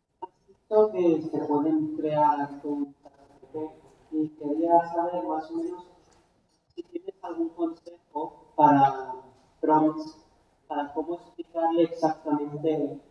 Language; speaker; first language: Spanish; native; Spanish